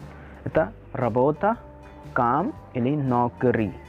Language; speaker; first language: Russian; non-native, learner; Hindi